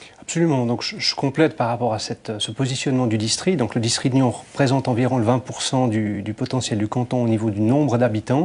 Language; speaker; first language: French; native; French